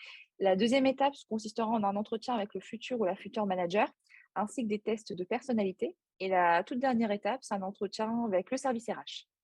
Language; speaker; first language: French; native; French